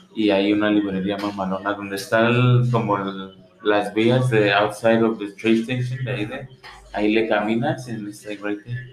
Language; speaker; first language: Spanish; early bilingual, heritage; Spanish